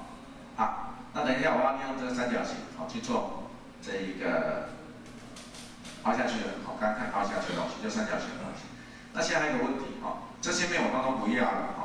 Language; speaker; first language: Chinese; native; Chinese